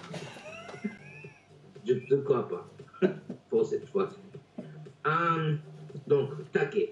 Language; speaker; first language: French; non-native, fluent; Japanese